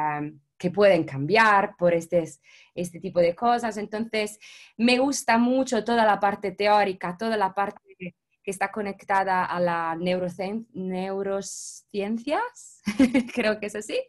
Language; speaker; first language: Spanish; non-native, fluent; Italian